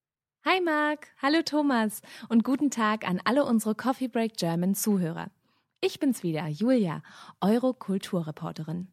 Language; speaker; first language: German; native; German